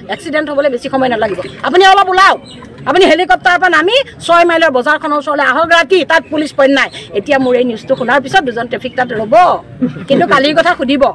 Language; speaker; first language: Assamese; native; Assamese